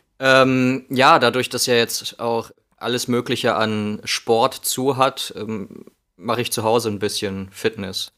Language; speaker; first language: German; native; German